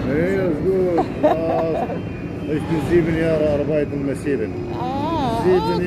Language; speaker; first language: German; non-native, learner; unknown